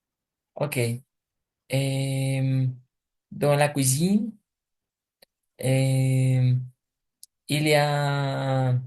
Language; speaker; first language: French; non-native, learner; Portuguese